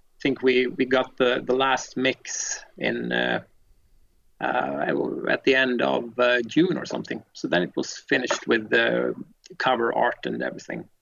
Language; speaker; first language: English; non-native, fluent; Swedish